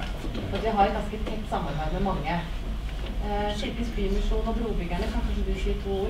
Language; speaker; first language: Norwegian; native; Norwegian